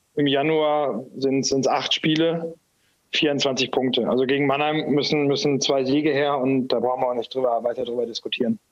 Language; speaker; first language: German; native; German